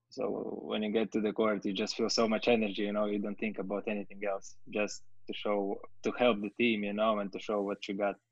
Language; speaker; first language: English; non-native, fluent; Latvian